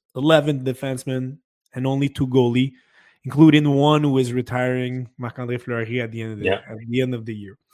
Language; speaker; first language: English; non-native, fluent; French